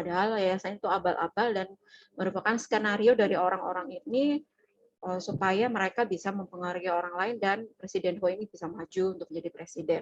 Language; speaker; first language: Indonesian; native; Indonesian